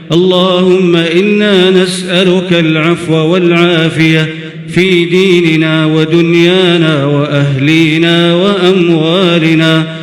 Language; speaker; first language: Arabic; native; Arabic